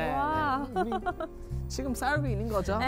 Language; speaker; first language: Korean; non-native, learner; English